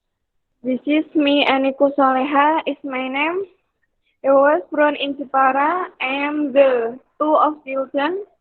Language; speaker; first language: English; non-native, learner; Indonesian